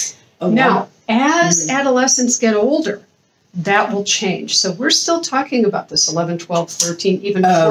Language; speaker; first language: English; native; English